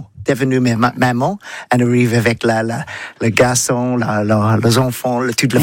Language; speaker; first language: French; non-native, learner; English